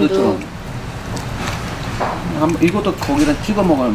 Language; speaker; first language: Korean; non-native, fluent; Urdu